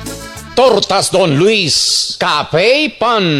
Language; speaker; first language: Spanish; native; Spanish